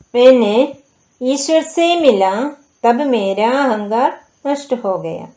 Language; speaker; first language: Hindi; non-native, local second language; Malayalam